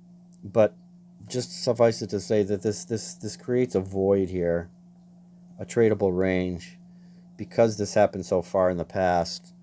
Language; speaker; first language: English; native; English